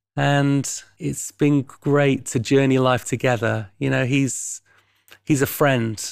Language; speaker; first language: English; native; English